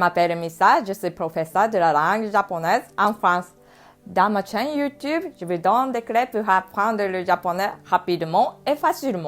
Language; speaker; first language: French; non-native, fluent; Japanese